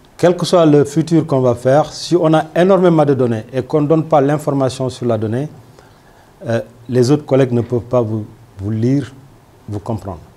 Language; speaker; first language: French; non-native, local second language; Wolof